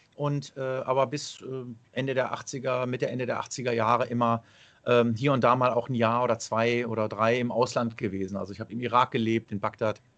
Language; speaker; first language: German; early bilingual, other home language; Arabic